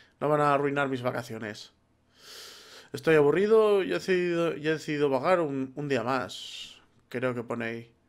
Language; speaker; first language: Spanish; native; Spanish